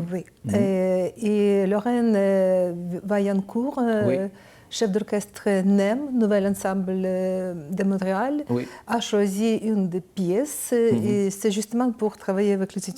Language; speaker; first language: French; non-native, learner; Ukrainian